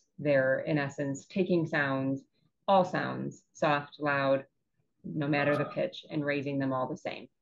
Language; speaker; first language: English; native; English